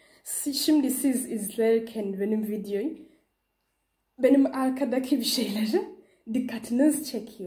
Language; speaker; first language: Turkish; non-native, learner; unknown